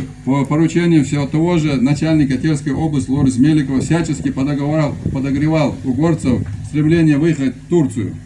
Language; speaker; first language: Russian; non-native, local second language; Ingush